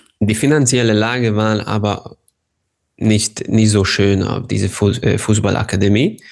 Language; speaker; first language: German; non-native, fluent; Hungarian